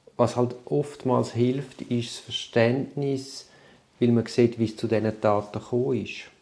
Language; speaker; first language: German; native; German